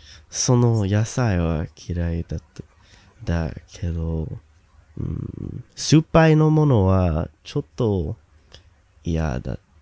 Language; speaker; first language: Japanese; non-native, learner; English